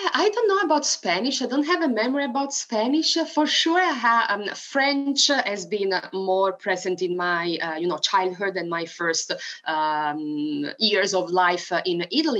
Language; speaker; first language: English; non-native, fluent; Italian